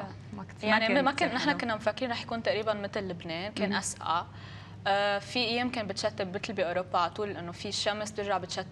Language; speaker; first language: Arabic; native; Arabic